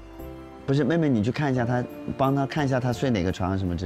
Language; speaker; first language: Chinese; native; Chinese